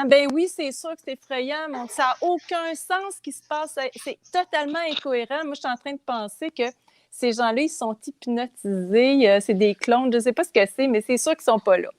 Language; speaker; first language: French; native; French